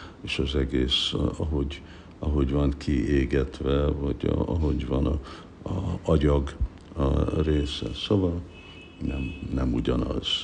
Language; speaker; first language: Hungarian; early bilingual, heritage; Hungarian